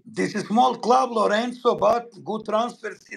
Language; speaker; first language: English; non-native, learner; Bosnian